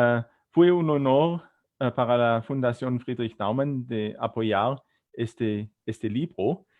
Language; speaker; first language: Spanish; non-native, fluent; German